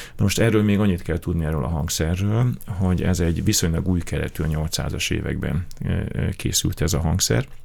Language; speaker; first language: Hungarian; native; Hungarian